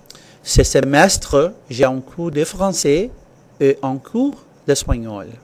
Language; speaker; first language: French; non-native, fluent; English